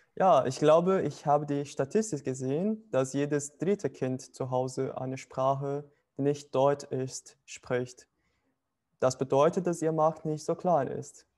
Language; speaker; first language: German; non-native, fluent; Portuguese